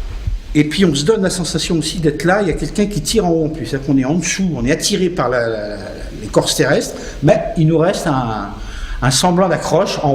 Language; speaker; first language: French; native; French